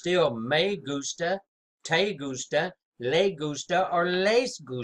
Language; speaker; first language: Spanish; non-native, fluent; English